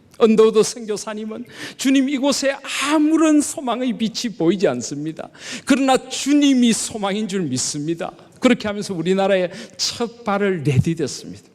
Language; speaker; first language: Korean; native; Korean